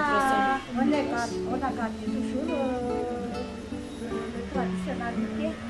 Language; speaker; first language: French; non-native, local second language; Malagasy